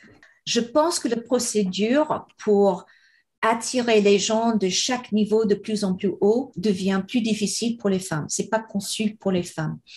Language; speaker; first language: French; non-native, fluent; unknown